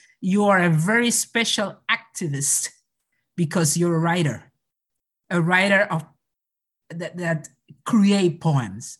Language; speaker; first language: English; non-native, local second language; Spanish